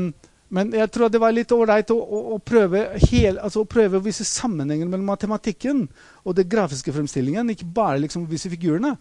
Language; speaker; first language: Norwegian; non-native, fluent; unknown